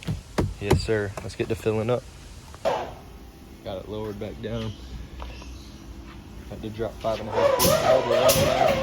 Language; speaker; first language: English; native; English